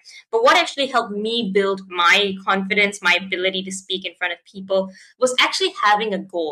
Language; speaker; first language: English; non-native, local second language; Tamil